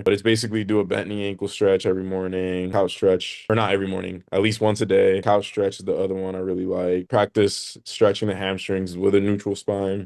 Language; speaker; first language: English; native; English